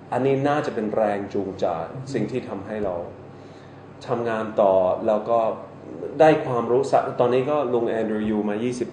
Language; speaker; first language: Thai; non-native, fluent; English